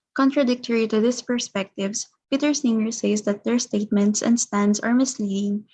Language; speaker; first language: English; non-native, local second language; Filipino